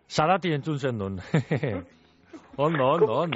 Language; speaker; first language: Basque; native; Basque